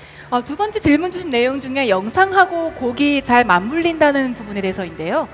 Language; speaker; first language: Korean; native; Korean